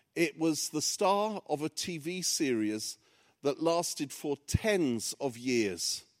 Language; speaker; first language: English; early bilingual, other home language; Greek